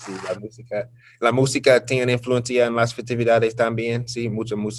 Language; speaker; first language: Spanish; non-native, learner; English